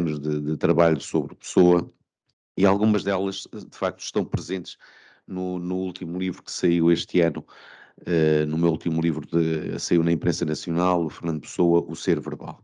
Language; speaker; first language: Portuguese; native; Portuguese